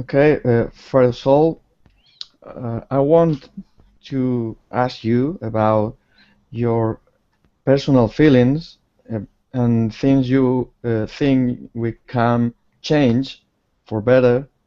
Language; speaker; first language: English; non-native, learner; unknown